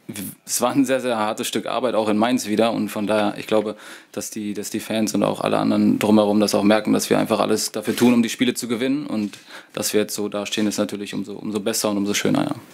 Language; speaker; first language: German; native; German